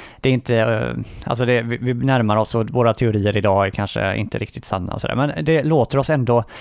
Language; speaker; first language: Swedish; native; Swedish